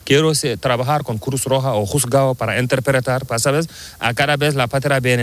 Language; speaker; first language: Spanish; non-native, learner; Fula